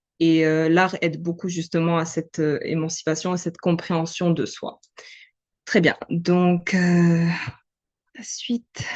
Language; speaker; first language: French; non-native, local second language; Arabic